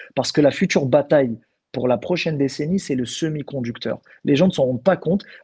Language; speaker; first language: French; non-native, local second language; Arabic